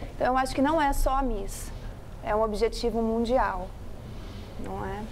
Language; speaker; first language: Portuguese; native; Portuguese